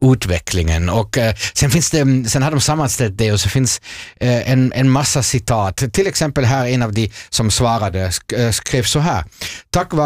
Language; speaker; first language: Swedish; non-native, fluent; German